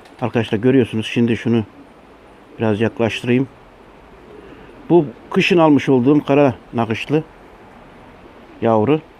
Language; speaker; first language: Turkish; native; Turkish